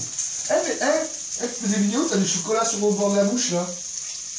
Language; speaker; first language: French; native; French